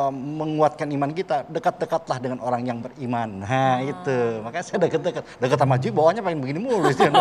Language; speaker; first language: Indonesian; native; Indonesian